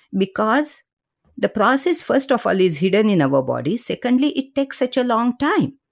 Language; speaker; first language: English; non-native, local second language; Marathi